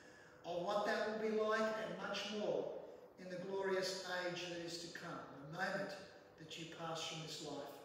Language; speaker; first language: English; native; English